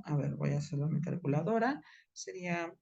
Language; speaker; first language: Spanish; native; Spanish